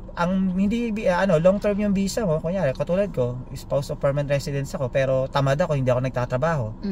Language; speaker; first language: Filipino; native; Filipino